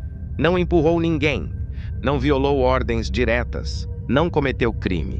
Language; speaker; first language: Portuguese; native; Portuguese